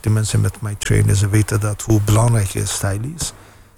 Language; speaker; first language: Dutch; non-native, fluent; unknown